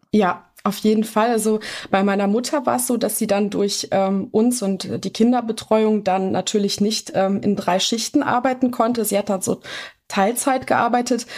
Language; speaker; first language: German; native; German